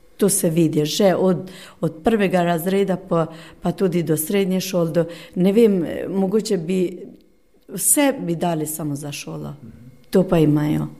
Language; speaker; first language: Slovenian; non-native, fluent; Albanian